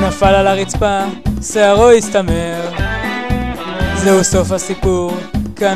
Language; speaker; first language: Hebrew; native; Hebrew